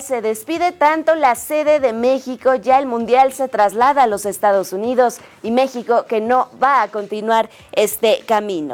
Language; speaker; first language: Spanish; native; Spanish